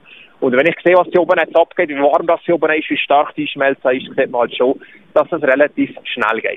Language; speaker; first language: German; native; German